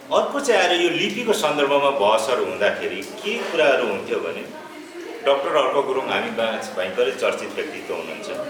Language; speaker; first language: Nepali; non-native, local second language; Limbu